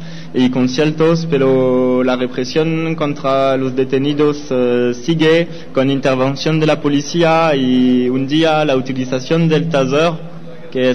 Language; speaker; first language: Spanish; non-native, learner; French